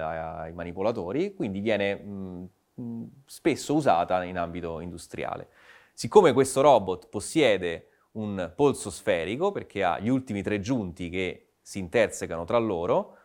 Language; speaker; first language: Italian; native; Italian